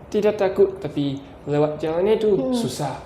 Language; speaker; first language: Indonesian; non-native, learner; Japanese